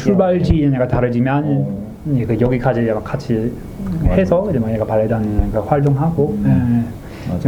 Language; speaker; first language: Korean; non-native, learner; English